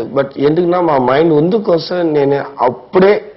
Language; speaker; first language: Telugu; non-native, learner; Tamil